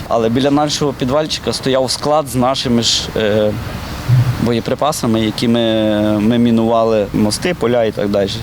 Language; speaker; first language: Ukrainian; native; Ukrainian